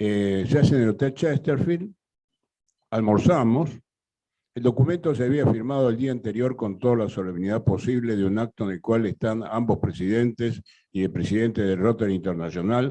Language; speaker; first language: Spanish; native; Spanish